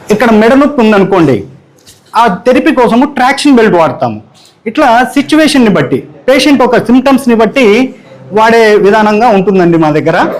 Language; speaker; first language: Telugu; native; Telugu